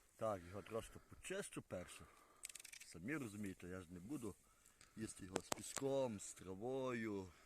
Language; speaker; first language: Ukrainian; native; Ukrainian